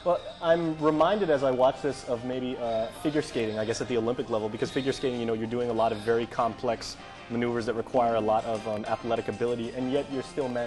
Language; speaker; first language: English; native; English